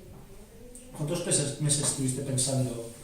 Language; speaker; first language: Spanish; native; Spanish